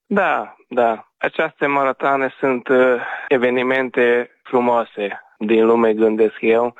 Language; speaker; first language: Romanian; non-native, local second language; Hungarian